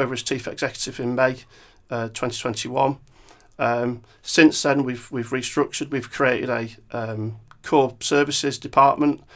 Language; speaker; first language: English; native; English